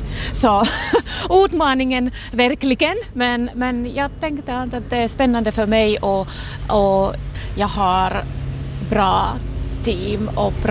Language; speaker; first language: Swedish; non-native, local second language; Finnish